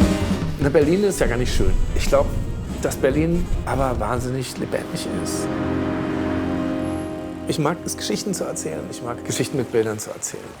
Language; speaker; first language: German; native; German